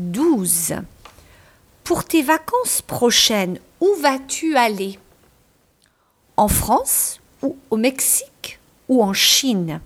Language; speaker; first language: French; non-native, fluent; English